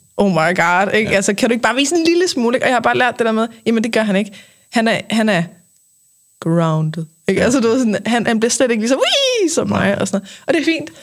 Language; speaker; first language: Danish; native; Danish